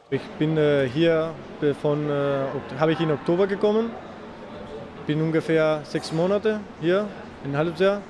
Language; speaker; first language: German; non-native, learner; Spanish